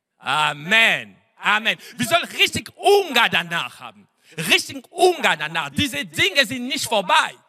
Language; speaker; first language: German; non-native, fluent; French